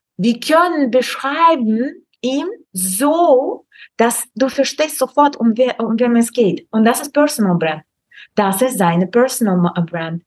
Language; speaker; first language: German; non-native, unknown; Russian